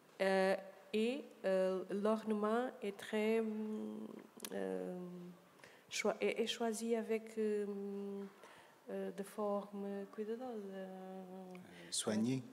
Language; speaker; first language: French; non-native, learner; Portuguese